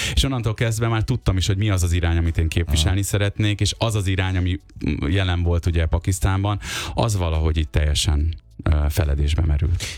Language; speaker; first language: Hungarian; early bilingual, other home language; Urdu